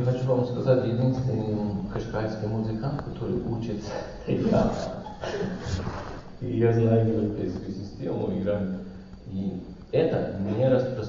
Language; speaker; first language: Russian; non-native, learner; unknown